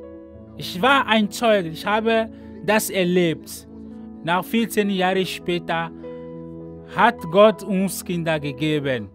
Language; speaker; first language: German; non-native, fluent; Ewe